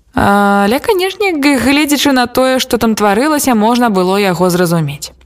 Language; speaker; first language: Belarusian; native; Belarusian